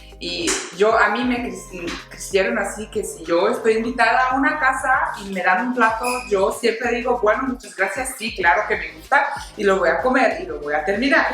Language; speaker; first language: Spanish; non-native, fluent; German